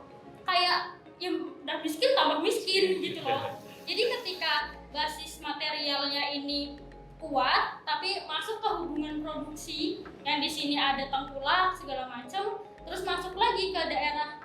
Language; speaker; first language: Indonesian; native; Indonesian